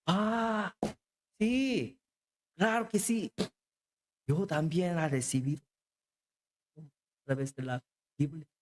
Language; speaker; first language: Spanish; non-native, learner; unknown